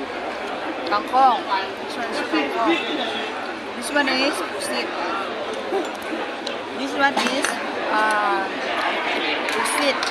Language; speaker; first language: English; non-native, local second language; Filipino